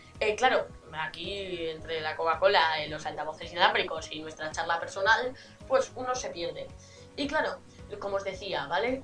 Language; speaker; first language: Spanish; native; Spanish